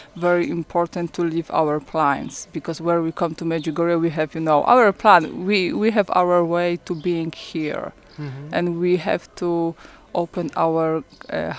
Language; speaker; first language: English; non-native, learner; Polish